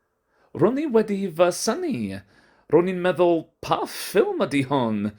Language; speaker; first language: Welsh; non-native, learner; English